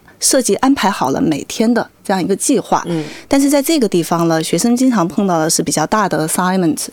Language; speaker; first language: Chinese; native; Chinese